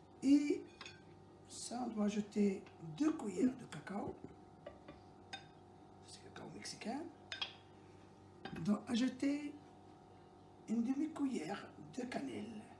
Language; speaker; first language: French; non-native, local second language; Arabic